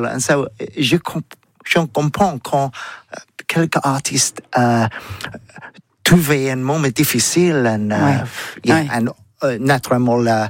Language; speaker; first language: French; non-native, learner; English